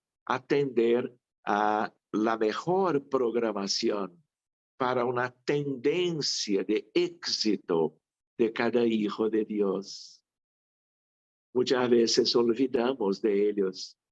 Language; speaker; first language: Spanish; non-native, fluent; Portuguese